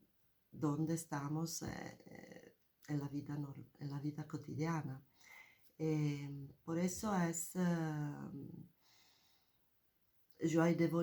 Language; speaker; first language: Spanish; non-native, fluent; Italian